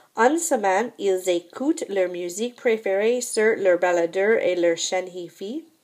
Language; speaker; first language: French; non-native, fluent; English